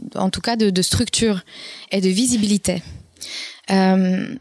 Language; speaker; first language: French; non-native, fluent; Polish